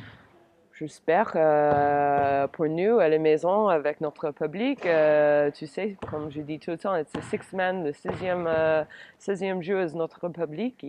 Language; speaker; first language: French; non-native, learner; English